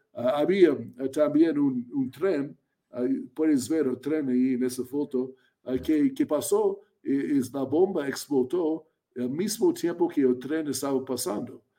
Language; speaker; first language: Spanish; non-native, fluent; English